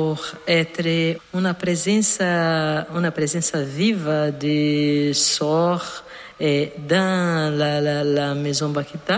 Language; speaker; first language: French; non-native, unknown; Portuguese